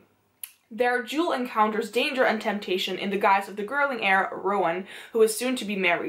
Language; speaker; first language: English; non-native, fluent; Dutch